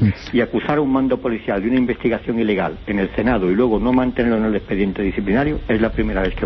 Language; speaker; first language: Spanish; native; Spanish